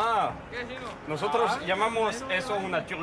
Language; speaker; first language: Spanish; non-native, learner; French